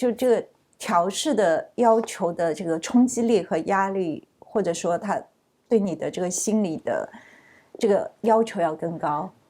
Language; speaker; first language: Chinese; native; Chinese